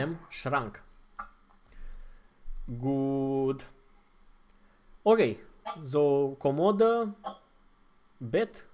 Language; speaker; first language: German; non-native, fluent; Romanian